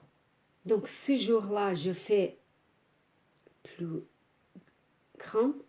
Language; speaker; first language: French; non-native, fluent; Portuguese